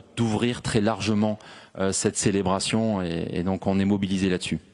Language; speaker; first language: French; native; French